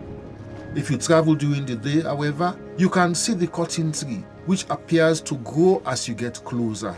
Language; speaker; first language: English; non-native, local second language; Krio